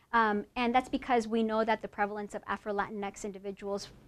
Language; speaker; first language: English; native; English